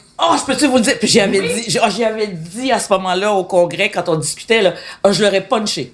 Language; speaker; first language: French; early bilingual, other home language; Haitian Creole